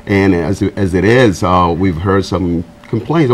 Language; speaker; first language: English; non-native, fluent; Spanish